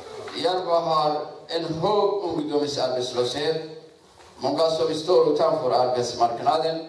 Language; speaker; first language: Swedish; non-native, learner; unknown